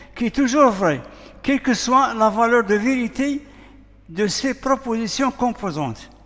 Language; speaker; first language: French; non-native, local second language; Arabic